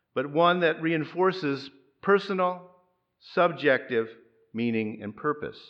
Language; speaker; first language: English; native; English